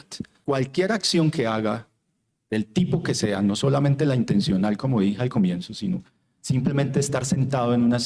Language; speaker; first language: Spanish; native; Spanish